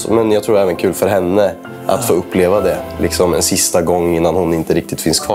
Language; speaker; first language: Swedish; native; Swedish